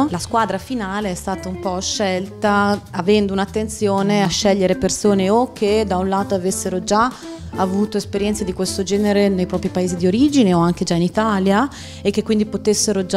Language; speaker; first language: Italian; native; Italian